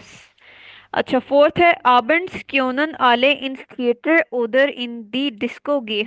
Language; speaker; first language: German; non-native, fluent; Urdu